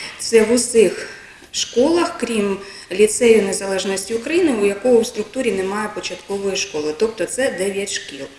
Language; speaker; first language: Ukrainian; native; Ukrainian